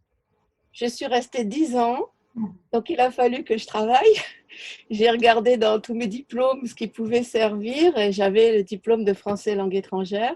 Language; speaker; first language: French; native; French